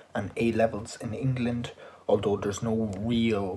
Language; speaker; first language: English; native; English